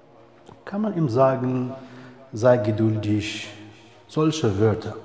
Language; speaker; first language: German; non-native, fluent; Arabic